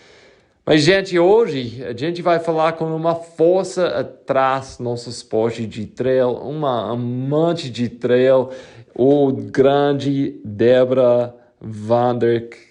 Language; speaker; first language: Portuguese; non-native, fluent; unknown